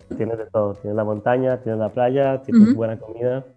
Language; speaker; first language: Spanish; native; Spanish